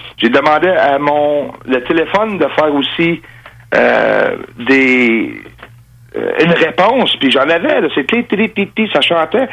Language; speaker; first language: French; non-native, local second language; English